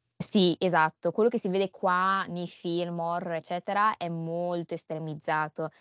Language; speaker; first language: Italian; early bilingual, heritage; Italian